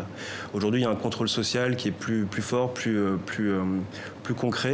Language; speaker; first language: French; native; French